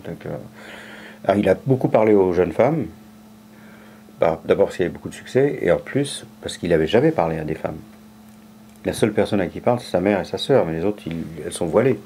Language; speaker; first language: French; native; French